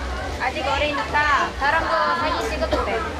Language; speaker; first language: Korean; non-native, learner; Indonesian